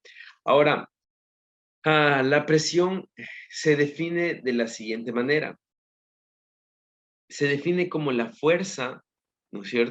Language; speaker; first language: Spanish; native; Spanish